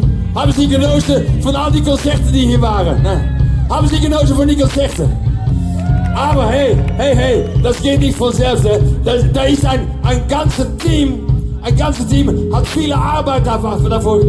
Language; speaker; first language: German; non-native, learner; Dutch